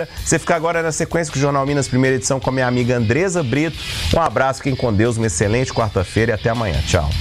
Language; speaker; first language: Portuguese; native; Portuguese